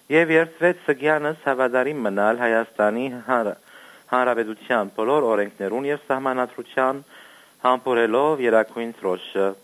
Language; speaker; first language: Armenian; early bilingual, heritage; Armenian